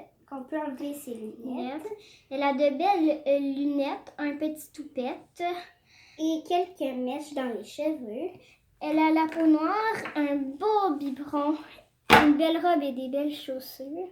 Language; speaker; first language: French; native; French